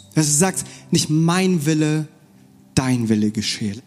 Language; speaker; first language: German; non-native, fluent; Korean